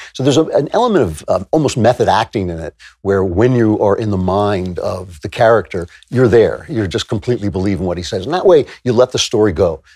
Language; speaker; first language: English; native; English